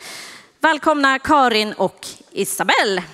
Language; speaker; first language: Swedish; native; Swedish